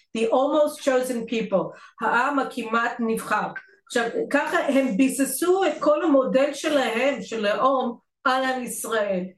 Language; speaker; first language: Hebrew; non-native, fluent; English